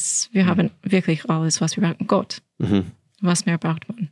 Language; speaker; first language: German; non-native, fluent; English